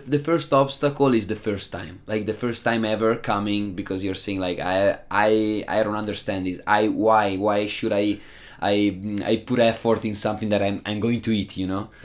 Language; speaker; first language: English; non-native, fluent; Italian